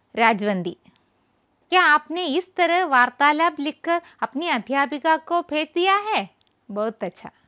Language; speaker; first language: Hindi; non-native, local second language; Malayalam